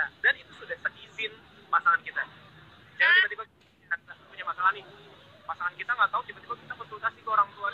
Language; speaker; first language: Indonesian; native; Indonesian